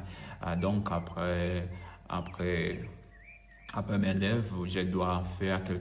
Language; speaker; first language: French; non-native, learner; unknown